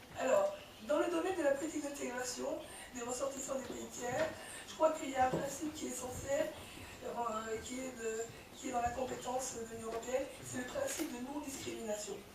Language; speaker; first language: French; early bilingual, other home language; Kabyle